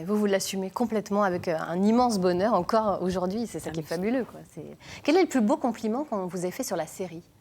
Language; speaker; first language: French; native; French